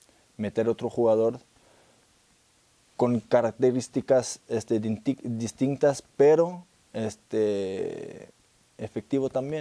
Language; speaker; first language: Spanish; non-native, fluent; French